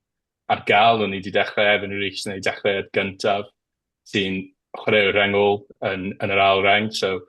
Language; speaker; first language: Welsh; native; Welsh